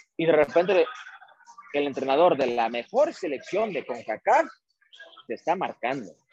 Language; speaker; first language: Spanish; early bilingual, heritage; Spanish